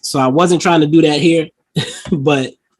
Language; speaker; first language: English; native; English